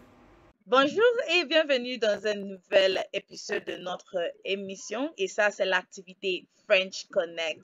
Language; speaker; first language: French; non-native, fluent; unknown